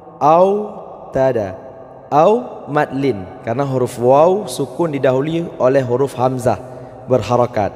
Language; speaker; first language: Malay; native; Malay